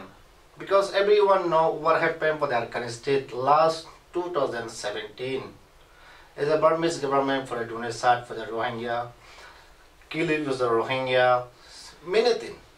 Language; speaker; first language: English; non-native, learner; Rohingya